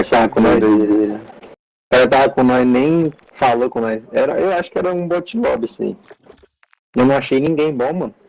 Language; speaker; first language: Portuguese; native; Portuguese